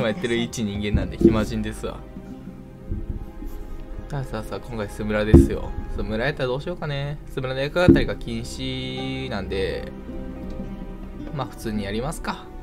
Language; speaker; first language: Japanese; native; Japanese